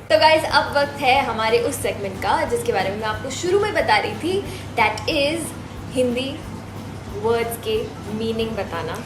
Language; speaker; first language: Hindi; native; Hindi